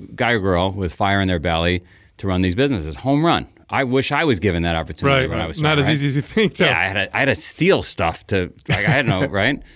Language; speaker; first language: English; native; English